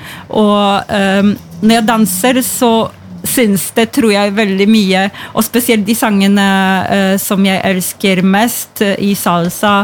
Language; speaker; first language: Norwegian; non-native, fluent; Polish